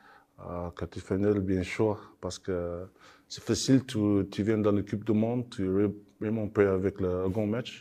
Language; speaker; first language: French; non-native, learner; English